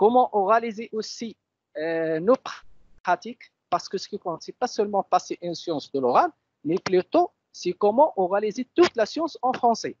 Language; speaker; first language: French; non-native, local second language; Arabic